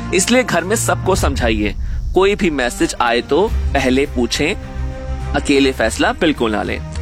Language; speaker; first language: Hindi; native; Hindi